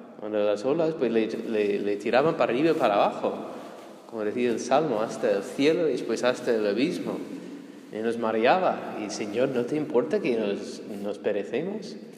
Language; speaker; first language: Spanish; non-native, fluent; English